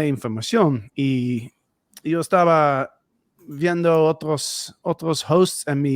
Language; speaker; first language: Spanish; non-native, fluent; Dutch